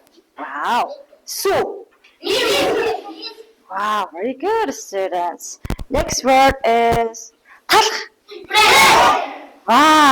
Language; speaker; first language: English; non-native, learner; Mongolian